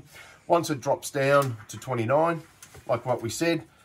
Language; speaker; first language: English; native; English